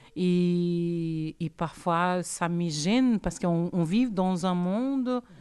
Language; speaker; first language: French; non-native, fluent; Portuguese